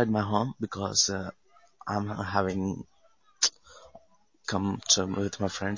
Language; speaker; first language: English; non-native, local second language; Hindi